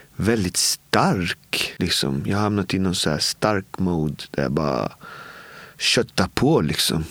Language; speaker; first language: Swedish; native; Swedish